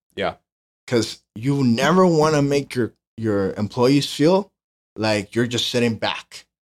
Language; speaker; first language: English; non-native, fluent; Spanish